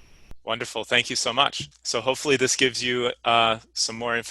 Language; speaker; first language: English; native; English